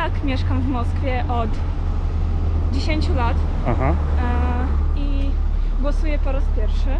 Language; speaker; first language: Polish; early bilingual, heritage; Russian